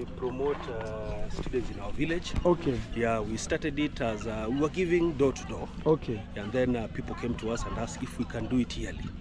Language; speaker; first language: English; non-native, local second language; Luo (Kenya and Tanzania)